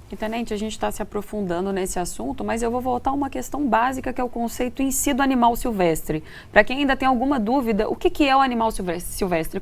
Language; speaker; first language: Portuguese; native; Portuguese